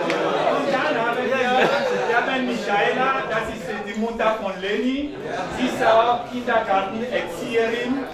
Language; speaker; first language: German; non-native, fluent; Ewe